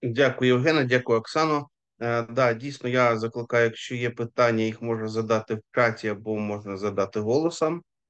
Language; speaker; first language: Ukrainian; native; Ukrainian